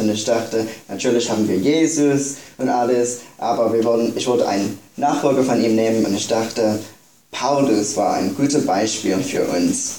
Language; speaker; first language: German; non-native, fluent; English